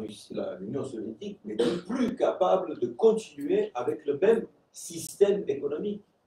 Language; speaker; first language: French; non-native, fluent; Romanian